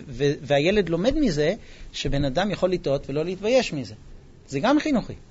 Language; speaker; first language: Hebrew; non-native, fluent; English